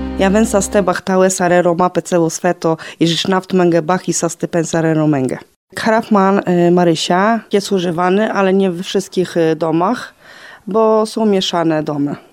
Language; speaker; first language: Polish; non-native, local second language; Romany